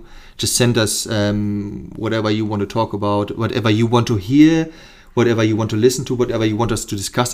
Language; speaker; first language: English; non-native, fluent; German